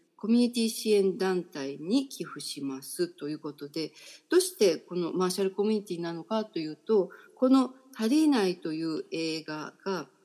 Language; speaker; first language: Japanese; native; Japanese